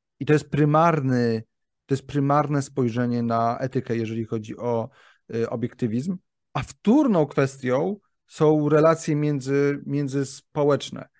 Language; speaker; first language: Polish; native; Polish